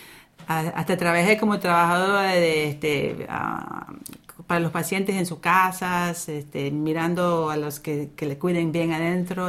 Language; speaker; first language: Spanish; early bilingual, other home language; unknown